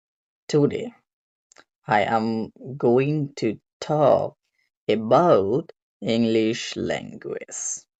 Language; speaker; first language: English; non-native, learner; Bangla